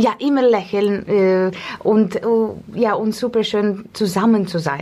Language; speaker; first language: German; non-native, fluent; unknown